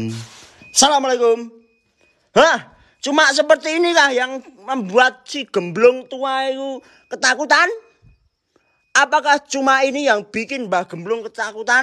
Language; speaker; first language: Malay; non-native, local second language; Javanese